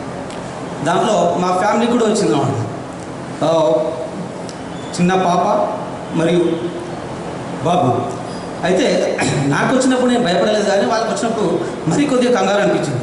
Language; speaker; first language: Telugu; native; Telugu